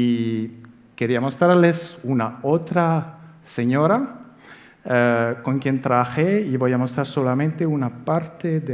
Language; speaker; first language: Spanish; non-native, fluent; French